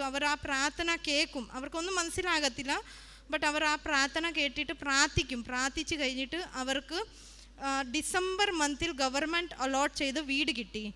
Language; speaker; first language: Malayalam; early bilingual, heritage; Malayalam